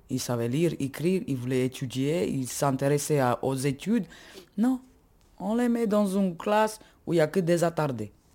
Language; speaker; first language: French; non-native, fluent; Romany